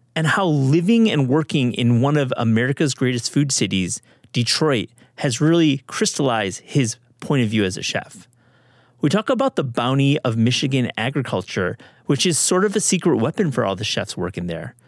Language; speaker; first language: English; native; English